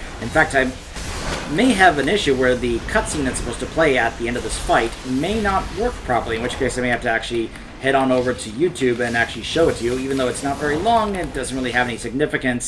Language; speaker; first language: English; native; English